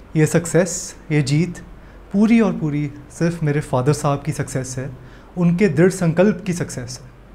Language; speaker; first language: Hindi; native; Hindi